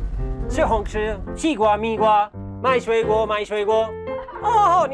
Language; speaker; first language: Chinese; non-native, learner; Croatian